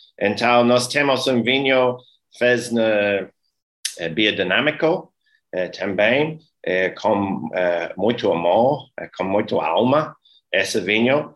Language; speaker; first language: Portuguese; non-native, learner; English